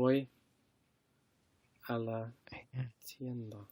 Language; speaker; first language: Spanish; non-native, learner; English